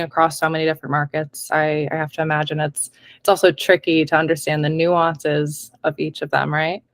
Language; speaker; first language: English; native; English